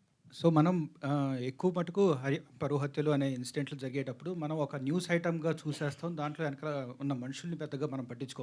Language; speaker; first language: Telugu; native; Telugu